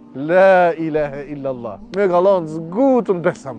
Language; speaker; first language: German; early bilingual, other home language; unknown